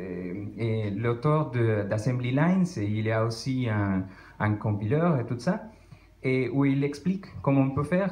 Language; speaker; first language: French; non-native, fluent; Spanish